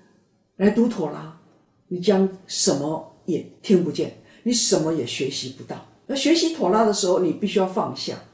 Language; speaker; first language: Chinese; native; Chinese